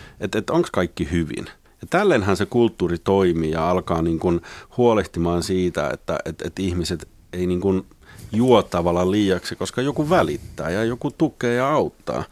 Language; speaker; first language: Finnish; native; Finnish